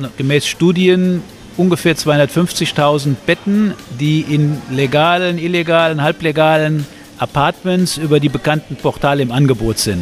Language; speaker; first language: German; native; German